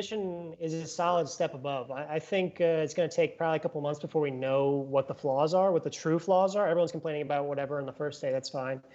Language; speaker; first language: English; native; English